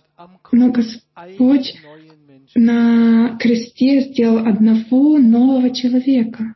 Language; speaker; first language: Russian; non-native, fluent; German